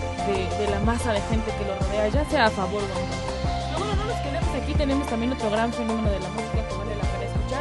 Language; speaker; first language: Spanish; native; Spanish